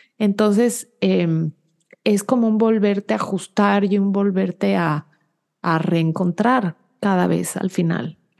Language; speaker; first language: Spanish; native; Spanish